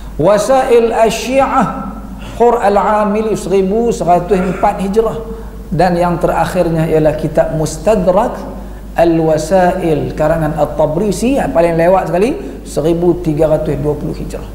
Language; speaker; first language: Malay; native; Malay